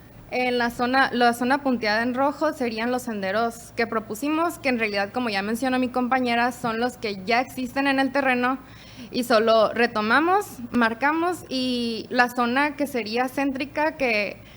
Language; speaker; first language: Spanish; native; Spanish